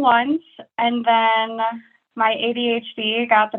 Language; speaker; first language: English; native; English